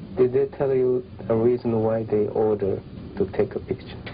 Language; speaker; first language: English; non-native, fluent; Japanese